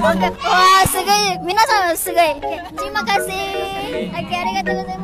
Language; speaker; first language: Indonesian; non-native, learner; Japanese